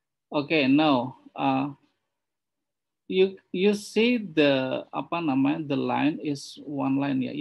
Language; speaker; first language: English; non-native, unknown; Indonesian